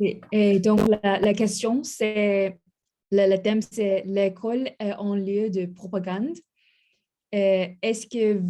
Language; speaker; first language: French; non-native, learner; English